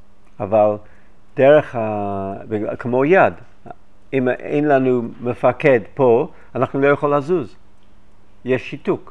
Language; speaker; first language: Hebrew; non-native, fluent; English